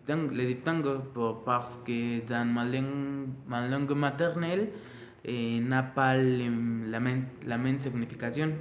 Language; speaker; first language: French; non-native, learner; Spanish